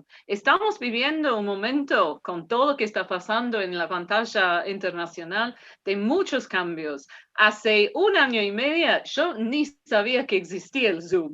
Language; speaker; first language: Spanish; non-native, fluent; English